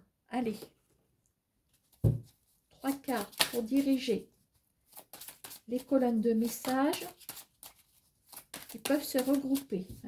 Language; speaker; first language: French; native; French